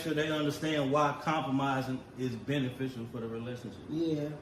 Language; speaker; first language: English; native; English